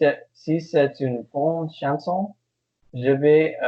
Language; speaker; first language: French; non-native, learner; English